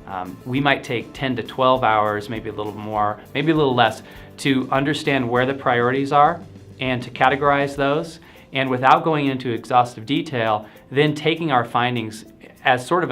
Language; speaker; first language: English; native; English